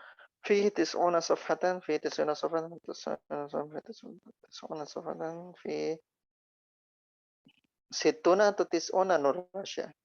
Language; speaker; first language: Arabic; non-native, fluent; Indonesian